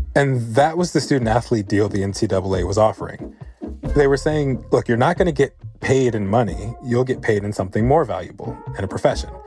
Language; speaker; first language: English; native; English